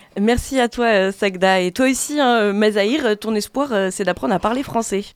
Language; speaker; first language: French; native; French